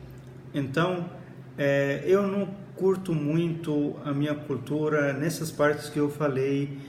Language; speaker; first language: Portuguese; non-native, fluent; Arabic